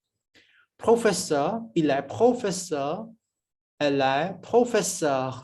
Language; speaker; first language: French; non-native, fluent; Khmer